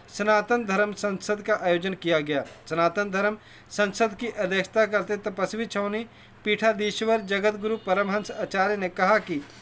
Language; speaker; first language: Hindi; native; Hindi